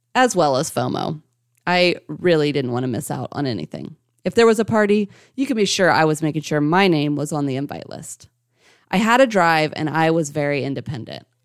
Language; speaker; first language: English; native; English